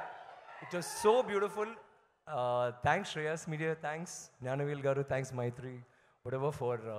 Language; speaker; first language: Telugu; non-native, fluent; Tamil